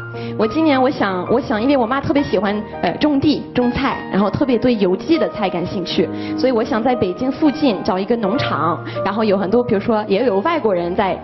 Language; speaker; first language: Chinese; non-native, fluent; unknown